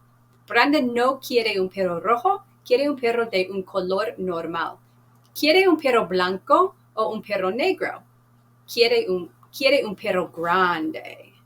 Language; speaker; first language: Spanish; non-native, fluent; English